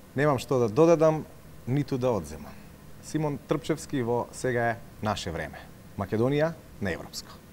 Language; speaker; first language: Macedonian; native; Macedonian